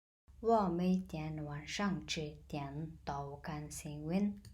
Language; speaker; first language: Chinese; non-native, fluent; Mongolian